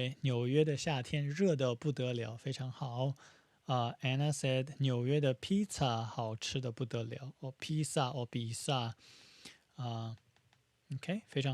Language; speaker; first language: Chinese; native; Chinese